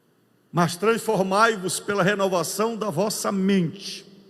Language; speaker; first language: Portuguese; native; Portuguese